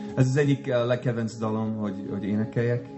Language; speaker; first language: Hungarian; non-native, fluent; English